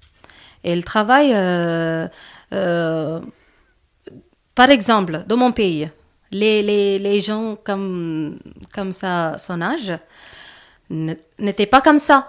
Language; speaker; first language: French; non-native, learner; Malayalam